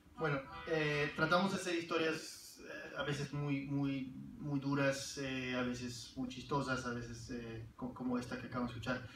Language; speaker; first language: Spanish; early bilingual, heritage; Spanish